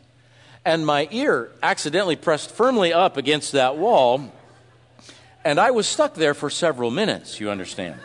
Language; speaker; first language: English; native; English